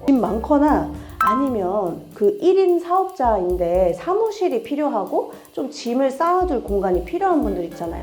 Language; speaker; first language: Korean; native; Korean